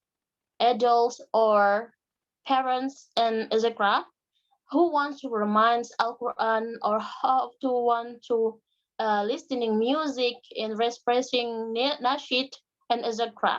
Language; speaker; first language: English; non-native, learner; Indonesian